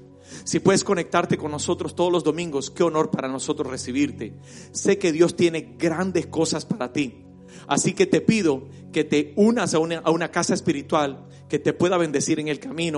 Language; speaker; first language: Spanish; native; Spanish